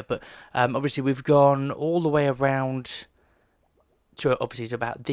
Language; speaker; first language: English; native; English